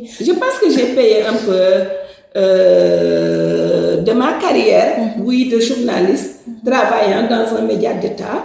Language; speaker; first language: French; non-native, local second language; Wolof